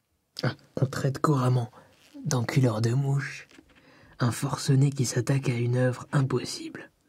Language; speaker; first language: French; native; French